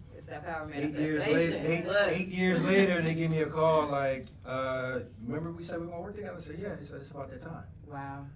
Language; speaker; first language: English; native; English